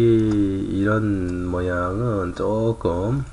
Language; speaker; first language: Korean; native; Korean